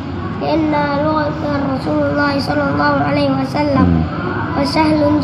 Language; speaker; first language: Arabic; non-native, learner; Indonesian